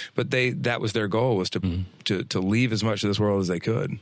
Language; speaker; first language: English; native; English